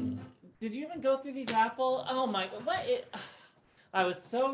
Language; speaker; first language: English; native; English